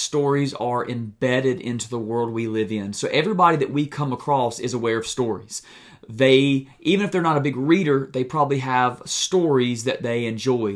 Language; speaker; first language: English; native; English